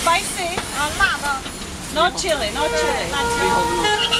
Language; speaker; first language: English; non-native, learner; Czech